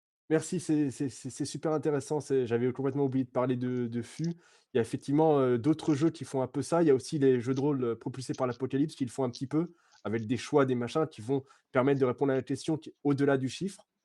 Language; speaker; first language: French; native; French